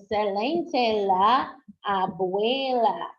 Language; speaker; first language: Spanish; non-native, fluent; English